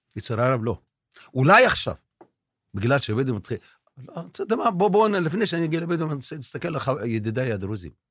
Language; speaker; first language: Hebrew; non-native, local second language; Arabic